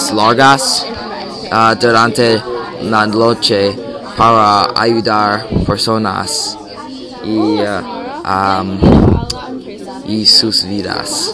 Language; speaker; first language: Spanish; non-native, learner; English